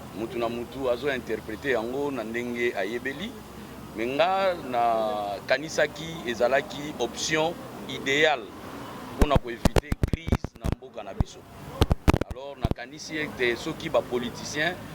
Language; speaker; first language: Lingala; native; Lingala